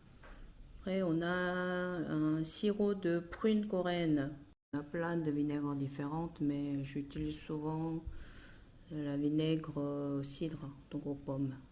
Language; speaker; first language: French; non-native, fluent; Korean